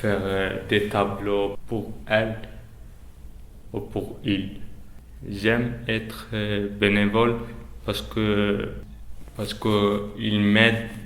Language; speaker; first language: French; non-native, learner; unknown